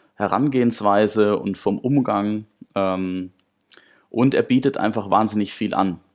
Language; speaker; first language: German; native; German